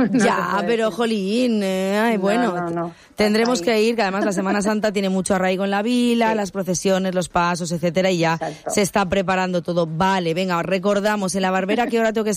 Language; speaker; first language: Spanish; native; Spanish